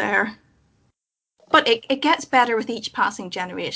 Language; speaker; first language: English; native; English